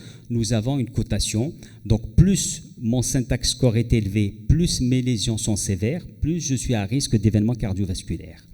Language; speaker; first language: French; non-native, local second language; Arabic